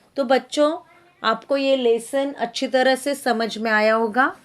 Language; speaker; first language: Hindi; non-native, local second language; Marathi